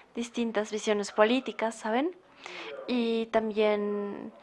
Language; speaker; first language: Spanish; non-native, fluent; German